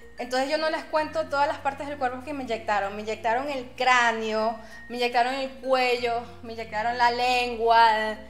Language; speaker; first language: Spanish; native; Spanish